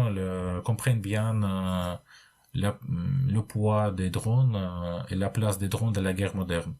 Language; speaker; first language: French; non-native, fluent; Russian